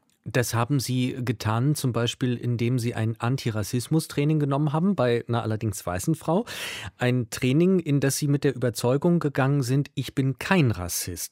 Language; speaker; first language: German; native; German